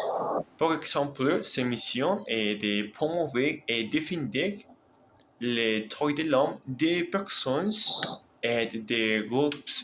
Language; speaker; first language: French; non-native, learner; Spanish